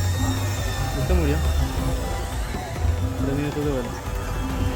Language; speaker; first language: Spanish; native; Spanish